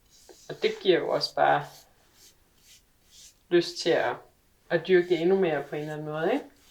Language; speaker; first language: Danish; native; Danish